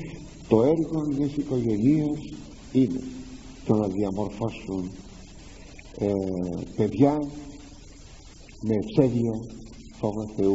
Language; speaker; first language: Greek; native; Greek